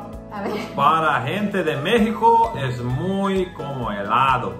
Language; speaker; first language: Spanish; non-native, learner; Croatian